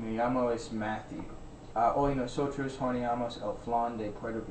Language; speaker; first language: Spanish; non-native, learner; English